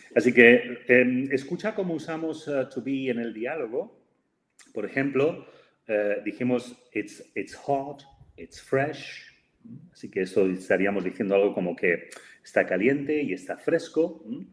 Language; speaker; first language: Spanish; native; Spanish